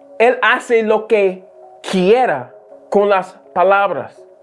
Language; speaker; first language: Spanish; non-native, learner; English